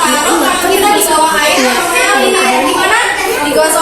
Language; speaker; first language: Indonesian; native; Indonesian